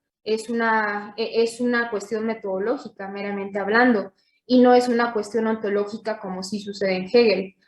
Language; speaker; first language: Spanish; native; Spanish